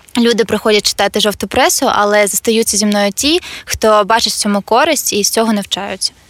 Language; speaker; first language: Ukrainian; non-native, local second language; Russian